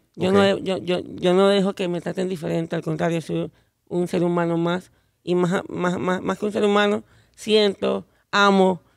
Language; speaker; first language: Spanish; native; Spanish